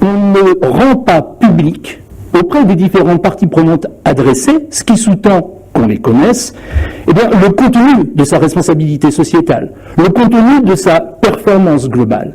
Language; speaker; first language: French; native; French